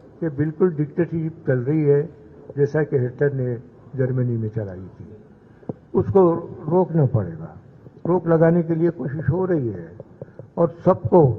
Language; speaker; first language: Urdu; native; Urdu